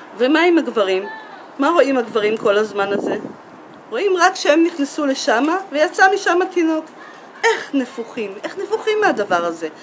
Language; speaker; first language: Hebrew; native; Hebrew